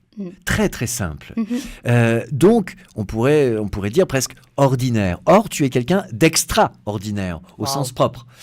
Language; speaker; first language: French; native; French